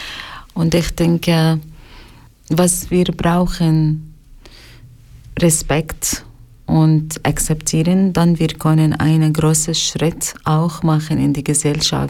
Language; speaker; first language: German; non-native, learner; Arabic